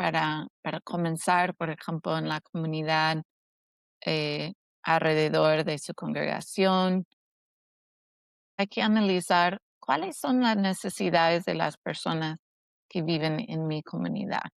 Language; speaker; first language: Spanish; non-native, fluent; English